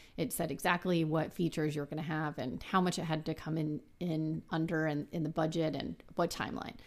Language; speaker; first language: English; native; English